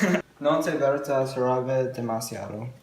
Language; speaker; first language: Spanish; non-native, learner; English